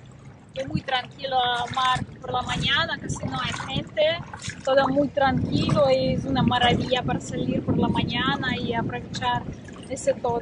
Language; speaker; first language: Spanish; non-native, learner; Russian